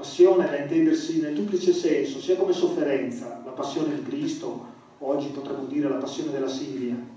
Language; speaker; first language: Italian; native; Italian